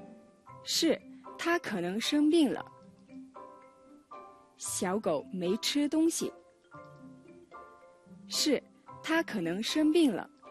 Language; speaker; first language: Chinese; non-native, fluent; Mongolian